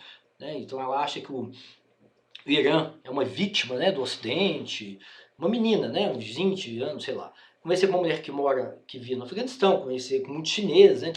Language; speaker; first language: Portuguese; native; Portuguese